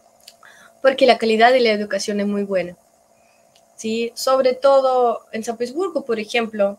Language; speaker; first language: Spanish; non-native, fluent; Russian